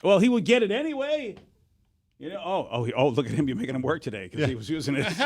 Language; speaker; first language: English; native; English